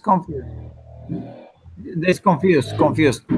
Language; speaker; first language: English; non-native, learner; Spanish